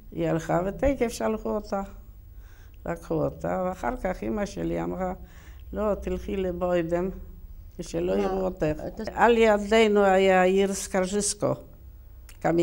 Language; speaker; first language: Hebrew; non-native, learner; Yiddish